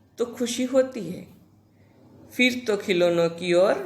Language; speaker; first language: Hindi; non-native, local second language; Gujarati